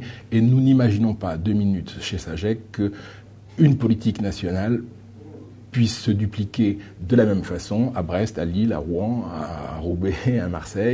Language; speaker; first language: French; native; French